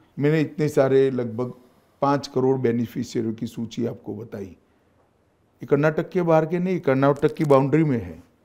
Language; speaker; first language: Hindi; non-native, local second language; Gujarati